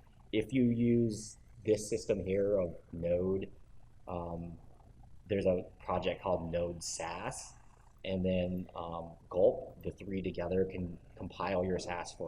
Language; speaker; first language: English; native; English